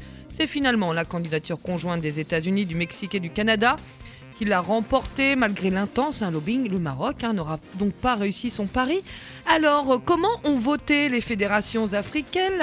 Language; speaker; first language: French; native; French